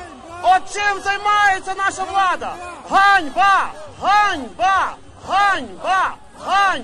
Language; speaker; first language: Ukrainian; native; Ukrainian